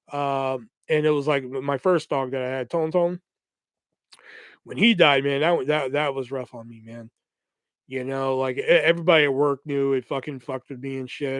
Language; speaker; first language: English; native; English